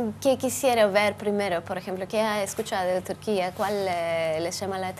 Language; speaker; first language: Spanish; non-native, fluent; Turkish